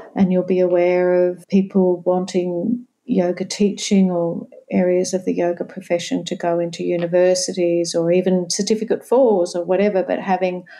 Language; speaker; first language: English; native; English